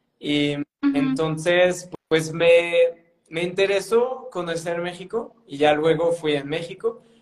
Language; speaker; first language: Spanish; non-native, fluent; French